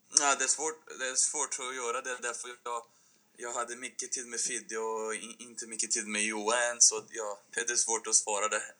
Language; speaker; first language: Swedish; non-native, fluent; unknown